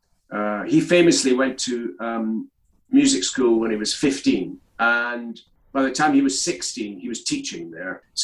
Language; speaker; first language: English; native; English